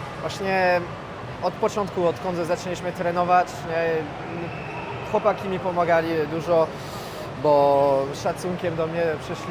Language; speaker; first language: Polish; non-native, fluent; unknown